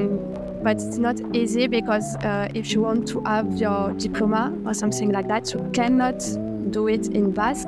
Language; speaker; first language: English; non-native, fluent; French